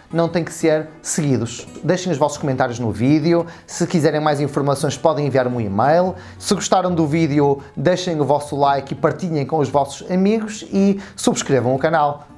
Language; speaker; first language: Portuguese; native; Portuguese